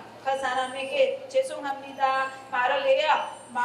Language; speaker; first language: Korean; non-native, learner; Hindi